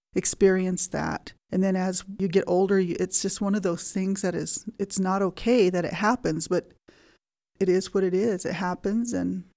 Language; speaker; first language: English; native; English